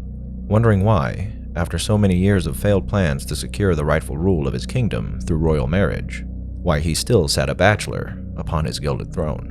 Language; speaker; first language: English; native; English